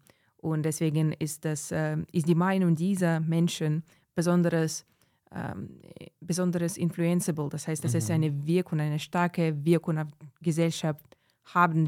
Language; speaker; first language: German; non-native, fluent; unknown